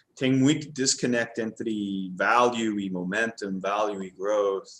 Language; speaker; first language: Portuguese; non-native, fluent; English